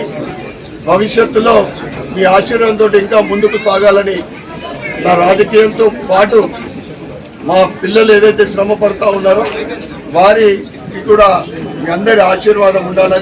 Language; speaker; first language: Telugu; native; Telugu